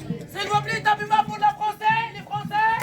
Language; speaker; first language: French; non-native, local second language; Arabic